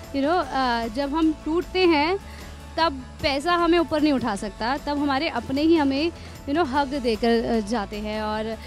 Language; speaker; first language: Hindi; native; Hindi